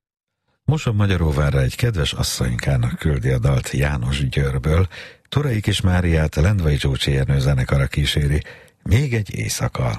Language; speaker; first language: Hungarian; native; Hungarian